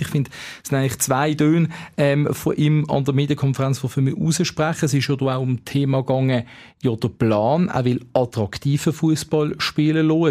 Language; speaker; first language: German; native; German